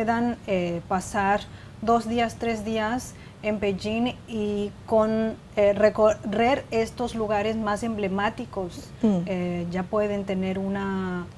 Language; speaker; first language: Spanish; non-native, fluent; Chinese